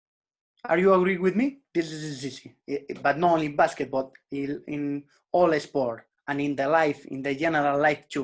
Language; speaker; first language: English; non-native, learner; Spanish